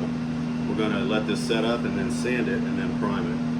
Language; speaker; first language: English; native; English